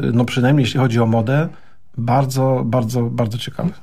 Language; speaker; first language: Polish; native; Polish